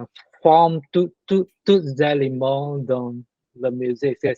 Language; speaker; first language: French; non-native, learner; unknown